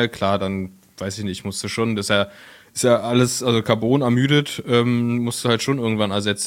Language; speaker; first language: German; native; German